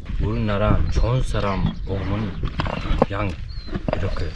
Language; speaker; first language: Korean; non-native, learner; Mongolian